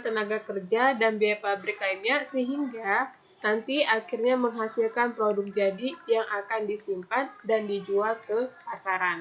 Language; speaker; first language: Indonesian; native; Indonesian